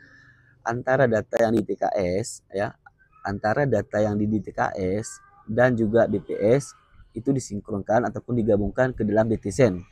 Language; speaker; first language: Indonesian; native; Indonesian